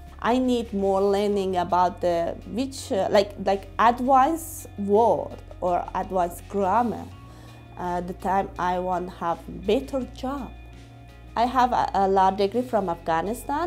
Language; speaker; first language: English; non-native, learner; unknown